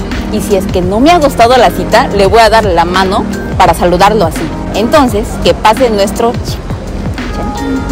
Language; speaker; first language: Spanish; non-native, fluent; Korean